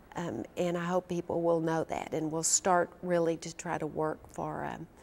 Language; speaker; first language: English; native; English